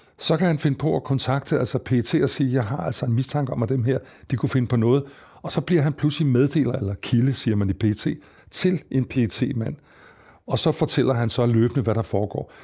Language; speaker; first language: Danish; native; Danish